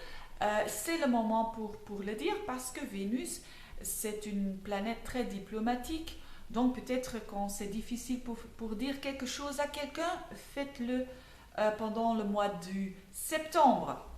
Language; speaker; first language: French; non-native, fluent; Dutch